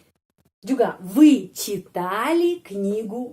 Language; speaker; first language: Indonesian; non-native, fluent; Russian